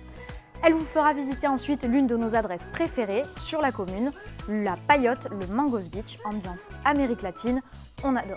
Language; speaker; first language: French; native; French